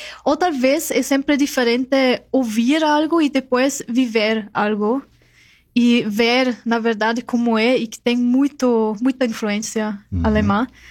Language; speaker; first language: Portuguese; non-native, fluent; German